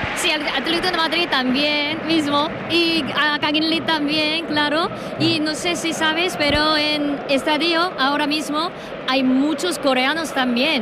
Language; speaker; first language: Spanish; non-native, fluent; Korean